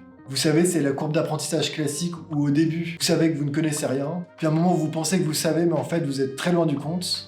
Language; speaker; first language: French; native; French